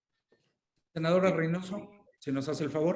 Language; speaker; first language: Spanish; native; Spanish